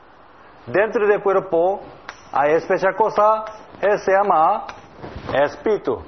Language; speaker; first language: Spanish; non-native, learner; Korean